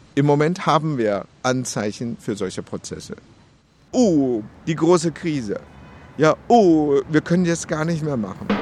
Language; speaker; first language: German; non-native, fluent; Chinese